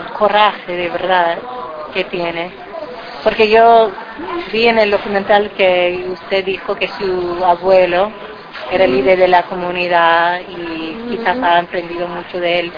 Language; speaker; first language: Spanish; non-native, fluent; English